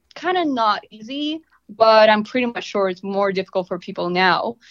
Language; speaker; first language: English; non-native, fluent; Russian